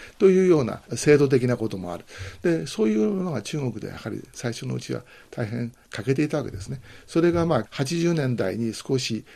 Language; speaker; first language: Japanese; native; Japanese